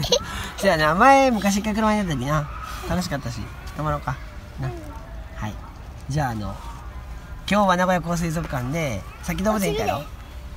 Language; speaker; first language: Japanese; native; Japanese